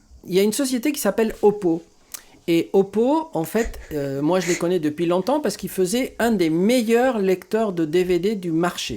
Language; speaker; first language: French; native; French